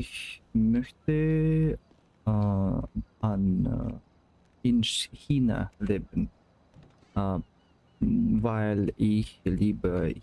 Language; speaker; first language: German; non-native, learner; Russian